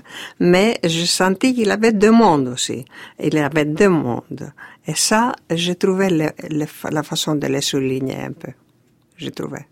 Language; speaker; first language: French; non-native, fluent; Greek